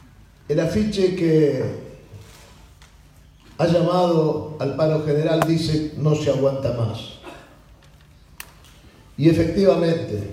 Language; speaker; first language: Spanish; native; Spanish